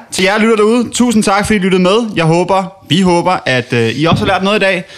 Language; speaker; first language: Danish; early bilingual, other home language; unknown